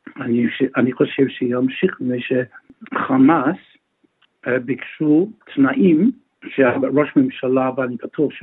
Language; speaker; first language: Hebrew; non-native, fluent; English